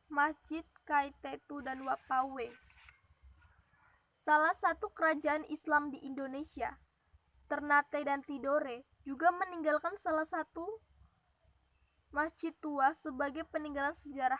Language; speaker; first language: Indonesian; native; Indonesian